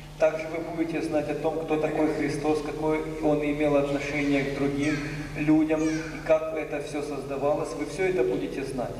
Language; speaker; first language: Russian; native; Russian